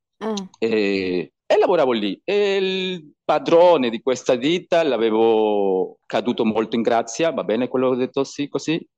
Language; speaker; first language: Italian; non-native, learner; Spanish